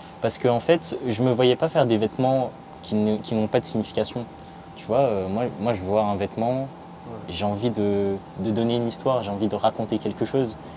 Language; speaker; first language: French; native; French